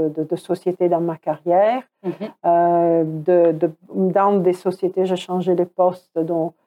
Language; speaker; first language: French; non-native, fluent; Croatian